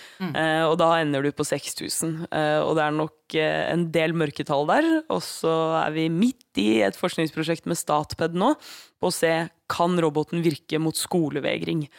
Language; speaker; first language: Norwegian; native; Norwegian